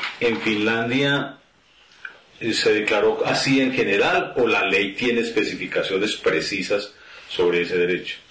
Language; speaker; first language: Spanish; native; Spanish